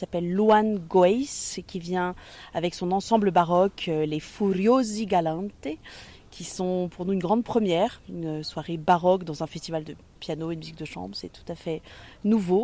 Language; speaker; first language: French; native; French